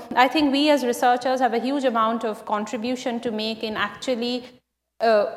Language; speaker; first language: English; non-native, local second language; Bangla